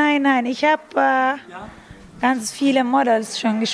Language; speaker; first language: German; non-native, learner; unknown